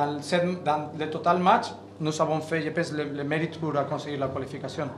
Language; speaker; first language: French; non-native, learner; Catalan